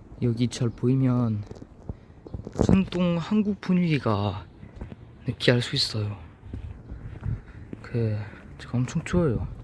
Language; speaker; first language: Korean; non-native, learner; French